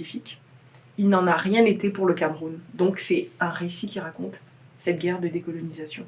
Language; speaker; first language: French; native; French